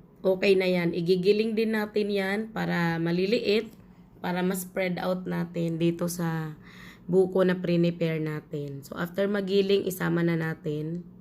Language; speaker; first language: Filipino; non-native, local second language; Bikol